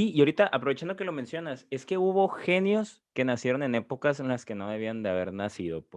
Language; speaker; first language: Spanish; native; Spanish